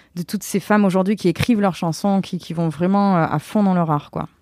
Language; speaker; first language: French; native; French